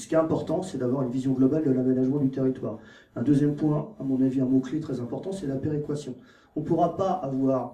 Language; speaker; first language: French; native; French